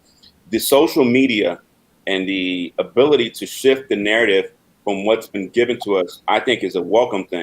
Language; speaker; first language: English; native; English